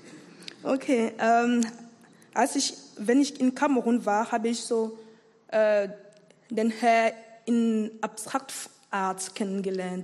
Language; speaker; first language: German; non-native, learner; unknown